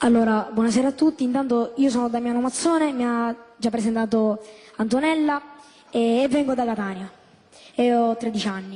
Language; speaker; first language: Italian; native; Italian